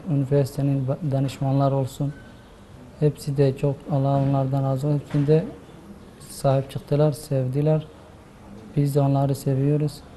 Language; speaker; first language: Turkish; non-native, fluent; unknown